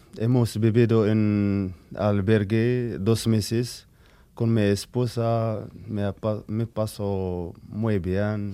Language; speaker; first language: Spanish; non-native, learner; Arabic